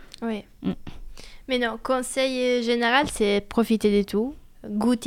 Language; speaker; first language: French; non-native, fluent; Italian